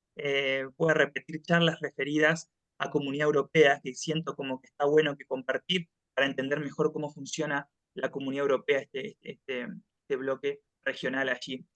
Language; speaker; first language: Spanish; native; Spanish